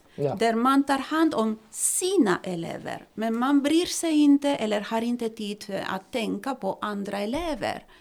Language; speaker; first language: Swedish; non-native, fluent; Spanish